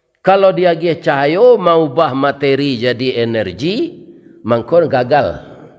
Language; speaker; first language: Malay; non-native, local second language; Minangkabau